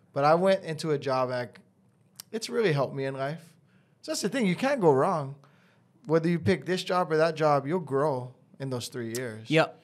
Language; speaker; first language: English; native; English